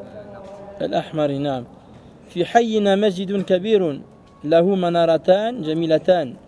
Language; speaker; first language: Arabic; non-native, fluent; French